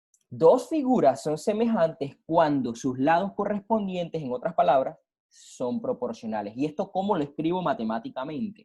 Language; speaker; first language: Spanish; native; Spanish